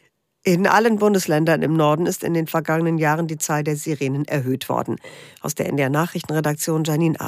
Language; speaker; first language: German; native; German